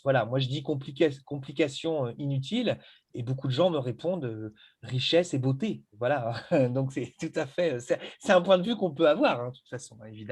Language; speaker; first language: French; native; French